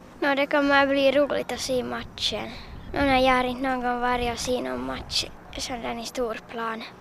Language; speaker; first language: Swedish; non-native, local second language; Finnish